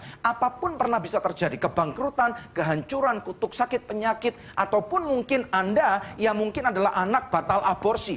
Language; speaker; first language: Indonesian; native; Indonesian